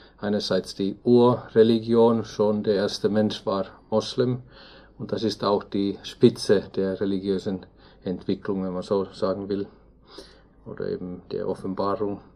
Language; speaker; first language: German; non-native, fluent; Finnish